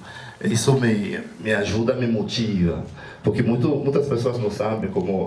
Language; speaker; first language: Portuguese; non-native, learner; Haitian Creole